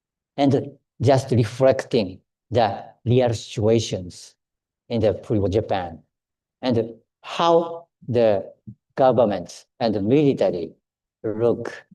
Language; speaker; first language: English; non-native, fluent; Japanese